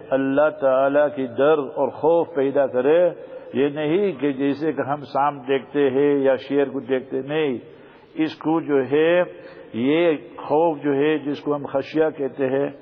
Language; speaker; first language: Urdu; early bilingual, heritage; Urdu